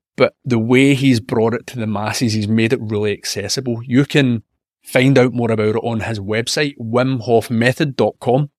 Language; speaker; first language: English; native; English